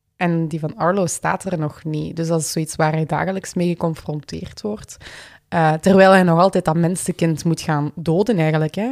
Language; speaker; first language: Dutch; native; Dutch